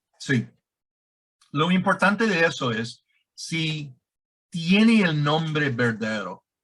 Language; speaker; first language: Spanish; non-native, learner; English